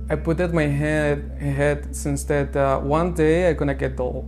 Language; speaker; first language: English; non-native, fluent; Spanish